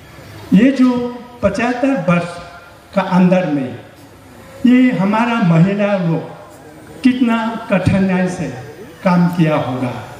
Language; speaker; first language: Hindi; non-native, learner; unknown